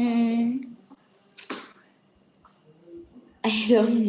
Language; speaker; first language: English; non-native, learner; Vietnamese